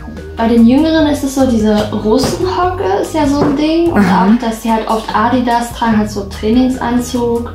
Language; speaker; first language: German; native; German